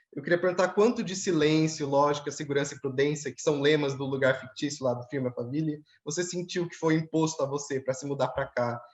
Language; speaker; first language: Portuguese; early bilingual, heritage; Portuguese